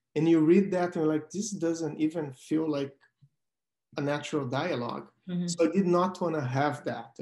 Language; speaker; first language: English; non-native, fluent; Portuguese